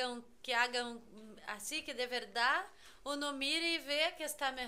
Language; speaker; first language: Spanish; non-native, fluent; Portuguese